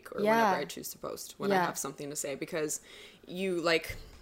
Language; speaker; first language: English; non-native, fluent; Russian